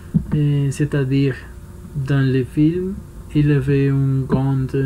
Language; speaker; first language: French; non-native, learner; Spanish